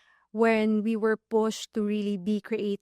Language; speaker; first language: English; non-native, local second language; Filipino